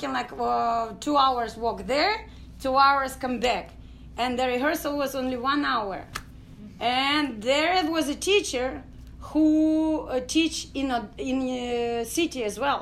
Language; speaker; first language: English; non-native, learner; Ukrainian